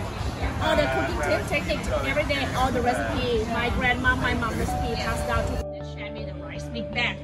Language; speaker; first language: English; non-native, fluent; Thai